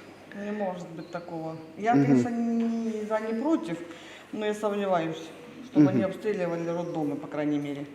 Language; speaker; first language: Russian; native; Russian